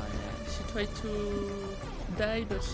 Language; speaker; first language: English; non-native, fluent; French